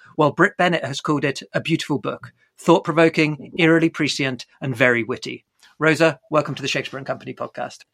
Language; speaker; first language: English; native; English